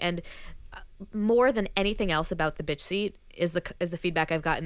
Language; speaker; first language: English; native; English